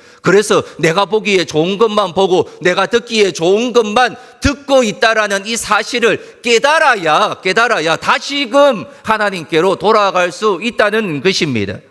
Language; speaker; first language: Korean; native; Korean